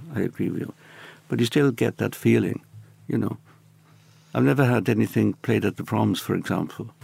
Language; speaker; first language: English; native; English